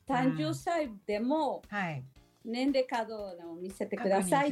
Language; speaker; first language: Japanese; non-native, learner; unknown